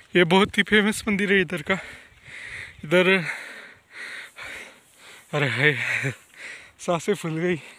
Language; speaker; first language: Hindi; non-native, local second language; Marathi